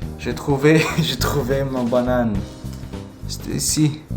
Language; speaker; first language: French; non-native, learner; English